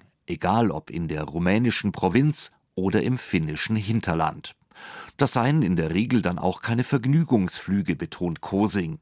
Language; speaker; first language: German; native; German